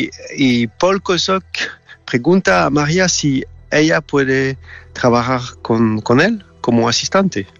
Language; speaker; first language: Spanish; non-native, learner; French